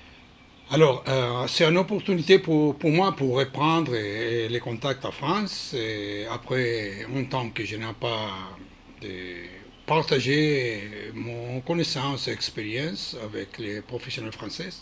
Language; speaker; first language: French; non-native, learner; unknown